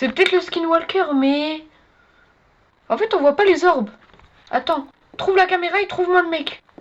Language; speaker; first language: French; native; French